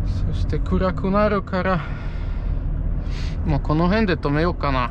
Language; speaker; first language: Japanese; non-native, fluent; Polish